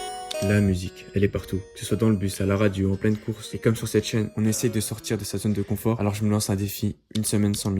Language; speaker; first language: French; native; French